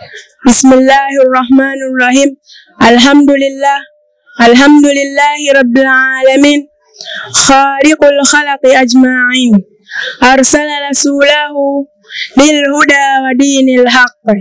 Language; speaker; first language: Arabic; non-native, learner; Swahili